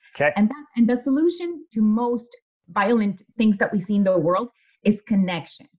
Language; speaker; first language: English; non-native, fluent; Spanish